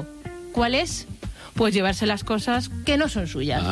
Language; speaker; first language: Spanish; native; Spanish